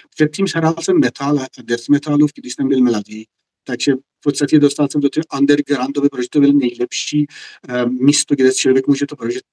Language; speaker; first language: Czech; non-native, fluent; Persian